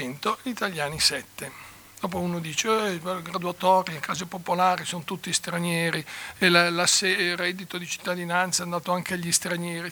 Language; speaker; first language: Italian; native; Italian